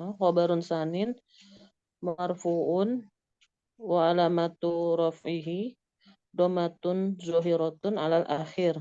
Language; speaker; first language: Arabic; non-native, learner; Indonesian